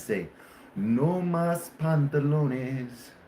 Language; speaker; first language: Spanish; non-native, learner; English